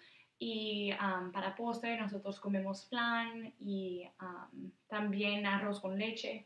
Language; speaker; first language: Spanish; early bilingual, heritage; Spanish